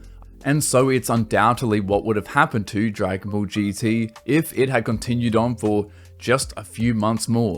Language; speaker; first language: English; native; English